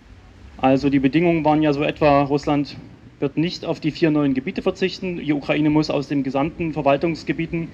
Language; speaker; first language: German; native; German